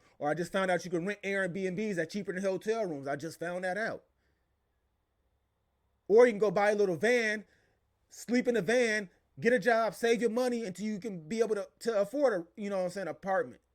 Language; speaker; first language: English; native; English